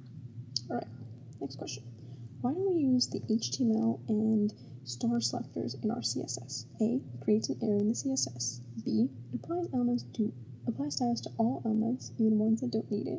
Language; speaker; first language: English; native; English